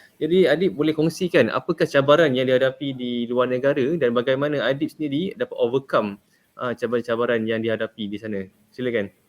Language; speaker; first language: Malay; native; Malay